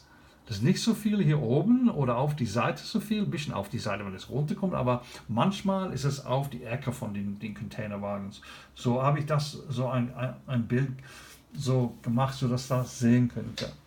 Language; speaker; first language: German; non-native, learner; English